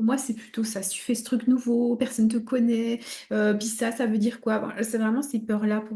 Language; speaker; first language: French; native; French